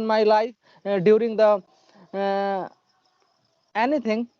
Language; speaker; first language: English; non-native, learner; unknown